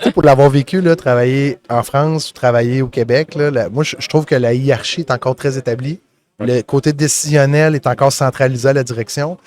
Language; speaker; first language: French; native; French